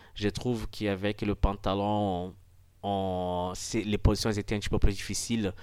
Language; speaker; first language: French; non-native, fluent; Portuguese